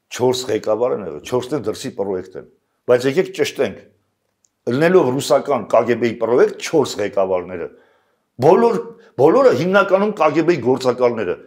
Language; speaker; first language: Armenian; native; Armenian